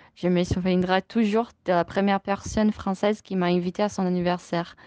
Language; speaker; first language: French; non-native, fluent; Portuguese